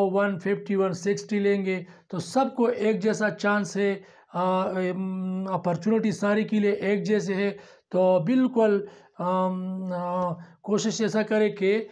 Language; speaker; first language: Urdu; non-native, local second language; Pashto